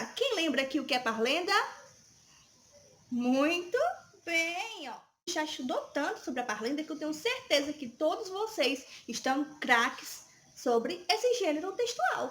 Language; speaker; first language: Portuguese; native; Portuguese